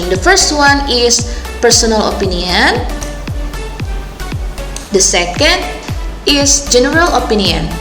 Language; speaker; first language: English; non-native, local second language; Indonesian